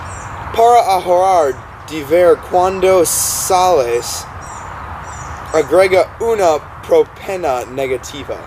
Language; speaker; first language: Spanish; non-native, learner; English